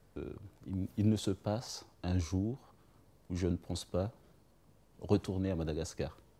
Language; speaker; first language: French; non-native, local second language; Malagasy